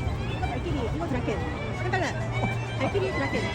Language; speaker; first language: Korean; early bilingual, other home language; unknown